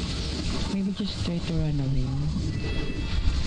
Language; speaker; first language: English; non-native, local second language; Filipino